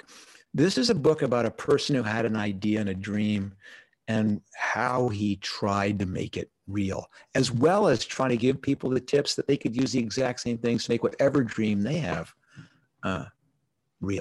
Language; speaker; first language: English; native; English